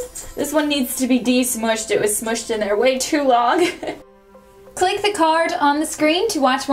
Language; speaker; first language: English; native; English